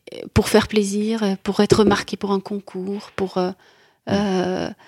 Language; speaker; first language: French; non-native, local second language; Arabic